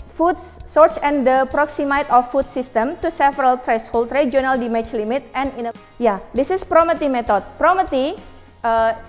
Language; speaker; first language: English; non-native, learner; Indonesian